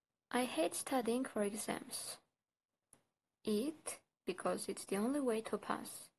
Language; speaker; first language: English; non-native, fluent; Armenian